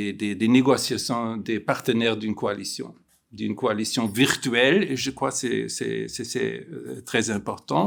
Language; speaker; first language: French; non-native, fluent; German